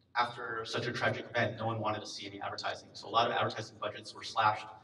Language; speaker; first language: English; native; English